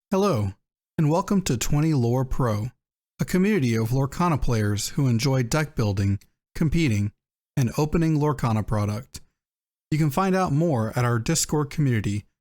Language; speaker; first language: English; native; English